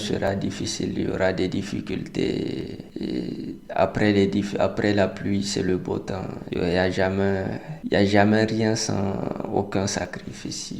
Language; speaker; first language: French; non-native, local second language; Hausa